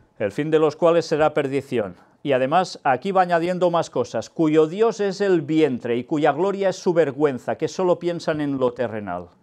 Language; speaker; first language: Spanish; non-native, local second language; Catalan